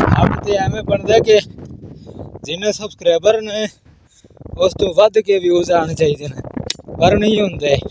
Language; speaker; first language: Punjabi; non-native, local second language; Saraiki